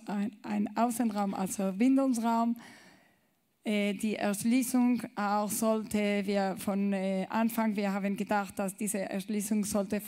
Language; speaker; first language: German; non-native, learner; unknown